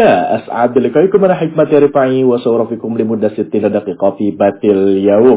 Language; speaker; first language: Arabic; non-native, fluent; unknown